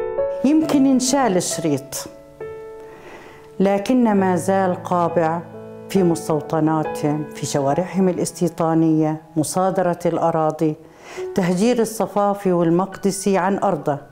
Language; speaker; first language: Arabic; native; Arabic